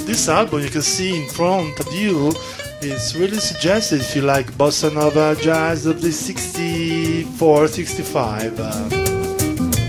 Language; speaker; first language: English; non-native, fluent; Italian